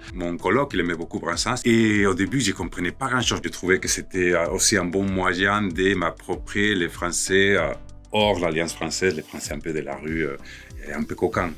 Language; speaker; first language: French; non-native, fluent; Spanish